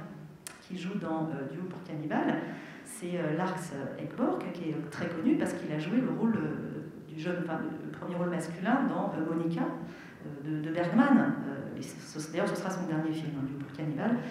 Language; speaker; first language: French; native; French